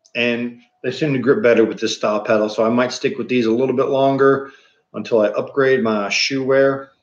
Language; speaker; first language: English; native; English